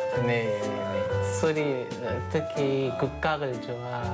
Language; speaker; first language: Korean; non-native, fluent; French